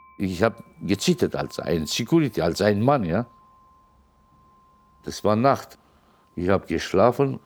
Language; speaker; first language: German; non-native, fluent; Turkish